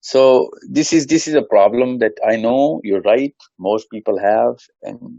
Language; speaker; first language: English; non-native, local second language; Urdu